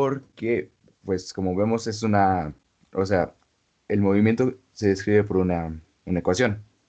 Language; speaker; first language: Spanish; native; Spanish